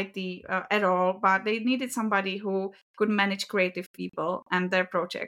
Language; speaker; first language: English; non-native, fluent; Czech